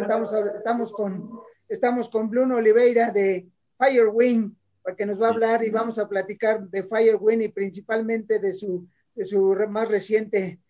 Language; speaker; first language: Spanish; native; Spanish